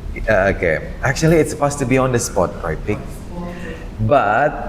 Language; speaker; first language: English; non-native, fluent; Indonesian